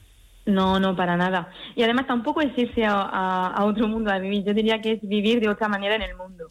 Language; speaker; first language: Spanish; early bilingual, heritage; French